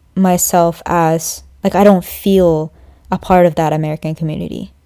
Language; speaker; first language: English; non-native, fluent; Japanese